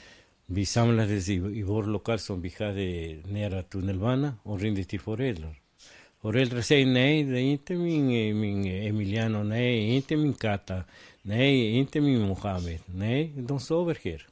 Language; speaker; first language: Swedish; non-native, fluent; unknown